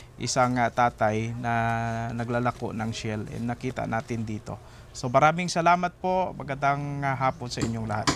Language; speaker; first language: Filipino; native; Filipino